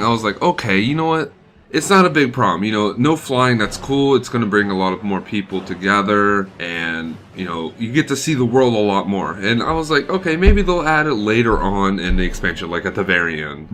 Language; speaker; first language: English; native; English